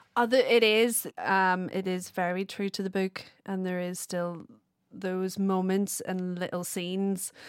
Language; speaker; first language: English; native; English